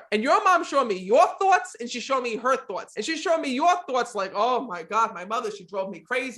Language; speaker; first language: English; native; English